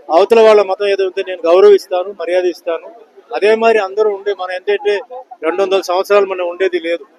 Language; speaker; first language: Telugu; non-native, fluent; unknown